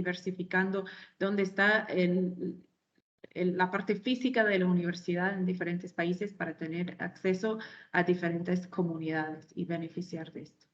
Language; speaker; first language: Spanish; non-native, fluent; English